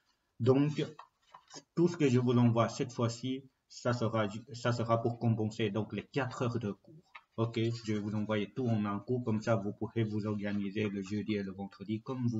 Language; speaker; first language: French; non-native, fluent; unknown